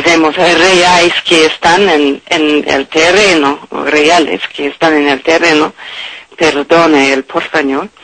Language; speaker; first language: Spanish; non-native, learner; English